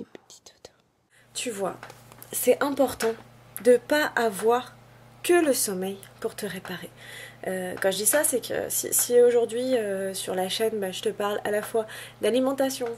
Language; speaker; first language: French; native; French